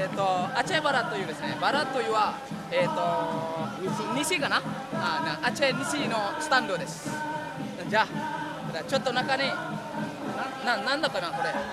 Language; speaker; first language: Japanese; non-native, learner; Indonesian